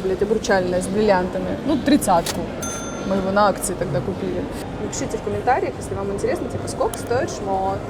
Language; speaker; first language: Russian; native; Russian